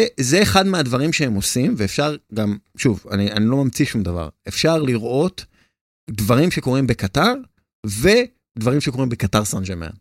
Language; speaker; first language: Hebrew; native; Hebrew